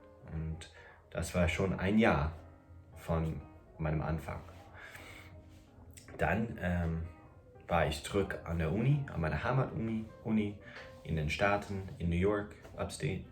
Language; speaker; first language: German; non-native, fluent; English